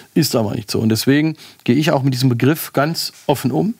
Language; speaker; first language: German; native; German